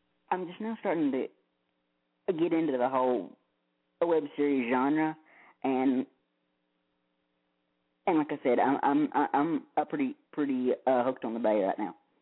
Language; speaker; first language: English; native; English